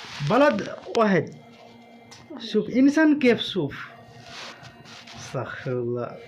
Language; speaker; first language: Arabic; non-native, learner; Bangla